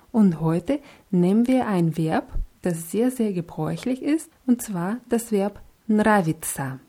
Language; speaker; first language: German; non-native, fluent; Russian